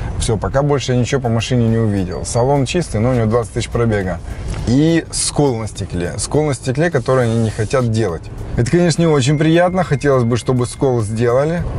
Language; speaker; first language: Russian; native; Russian